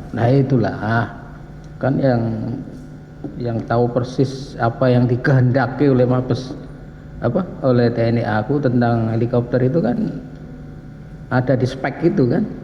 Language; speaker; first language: Indonesian; native; Indonesian